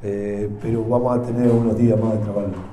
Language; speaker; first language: Portuguese; non-native, learner; Spanish